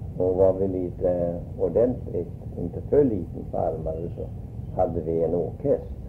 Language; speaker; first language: Swedish; early bilingual, heritage; Swedish